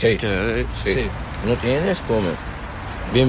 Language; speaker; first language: Spanish; non-native, learner; Arabic